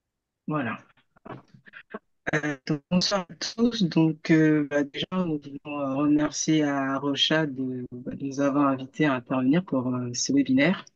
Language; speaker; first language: French; native; French